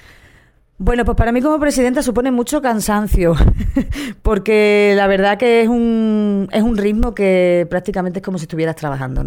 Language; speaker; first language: Spanish; native; Spanish